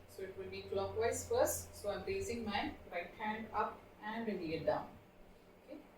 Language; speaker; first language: English; non-native, local second language; Marathi